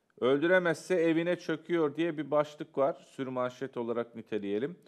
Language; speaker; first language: Turkish; native; Turkish